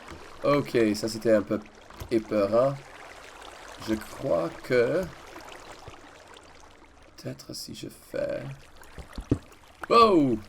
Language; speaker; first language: French; non-native, learner; English